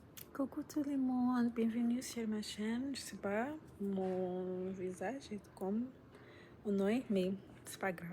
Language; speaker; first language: French; non-native, learner; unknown